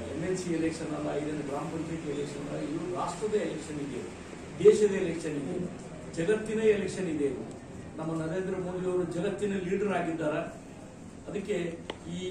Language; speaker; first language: Kannada; native; Kannada